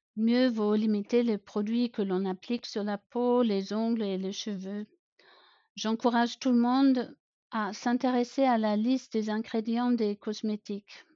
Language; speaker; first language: French; non-native, fluent; German